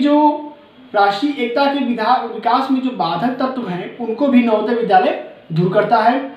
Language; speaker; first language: Hindi; native; Hindi